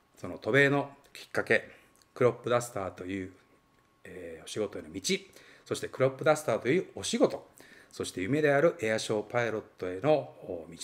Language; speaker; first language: Japanese; native; Japanese